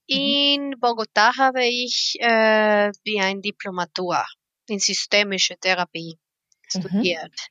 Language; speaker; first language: German; non-native, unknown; Spanish